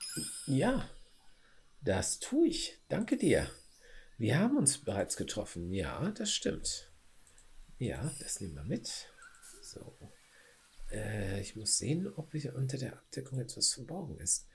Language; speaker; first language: German; native; German